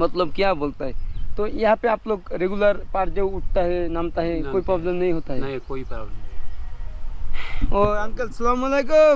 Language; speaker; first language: Hindi; non-native, learner; Bangla